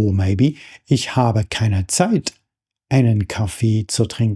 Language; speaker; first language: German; non-native, fluent; English